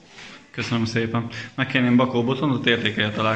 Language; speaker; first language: Hungarian; native; Hungarian